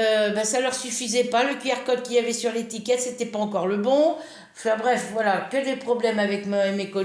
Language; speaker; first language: French; native; French